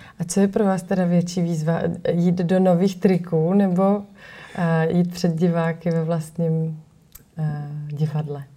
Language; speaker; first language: Czech; native; Czech